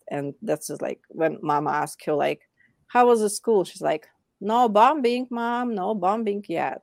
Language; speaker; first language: English; non-native, fluent; Russian